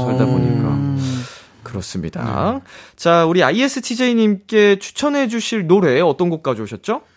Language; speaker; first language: Korean; native; Korean